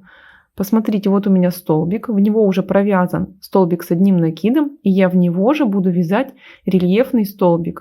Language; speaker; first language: Russian; native; Russian